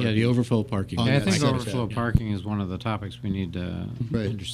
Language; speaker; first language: English; native; English